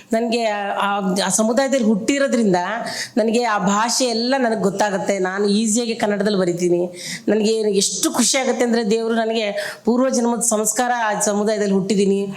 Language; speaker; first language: Kannada; non-native, local second language; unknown